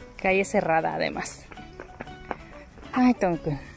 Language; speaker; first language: Spanish; native; Spanish